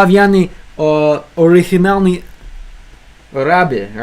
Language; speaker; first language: Russian; non-native, learner; English